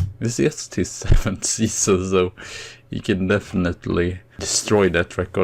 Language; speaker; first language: English; non-native, fluent; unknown